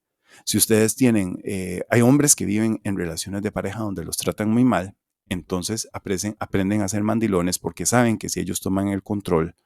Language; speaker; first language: Spanish; native; Spanish